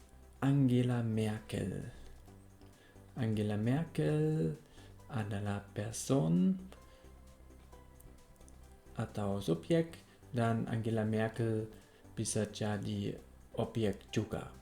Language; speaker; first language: Indonesian; non-native, fluent; German